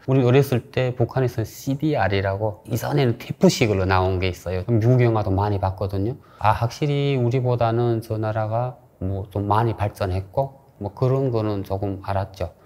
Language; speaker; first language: Korean; native; Korean